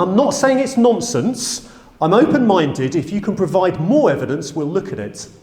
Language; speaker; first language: English; native; English